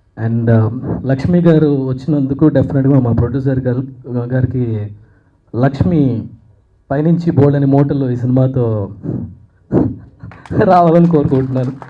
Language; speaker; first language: Telugu; native; Telugu